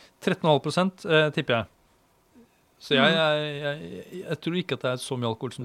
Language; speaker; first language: Norwegian; native; Norwegian